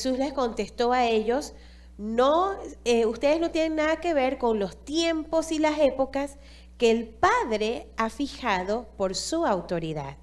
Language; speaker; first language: Spanish; non-native, fluent; English